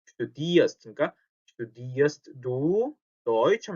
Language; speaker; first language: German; non-native, fluent; Korean